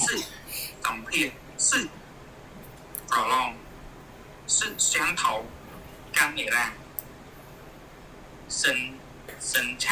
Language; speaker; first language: Chinese; non-native, learner; Khmer